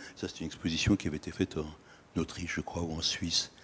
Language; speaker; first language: French; native; French